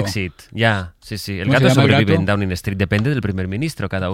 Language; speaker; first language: Spanish; native; Spanish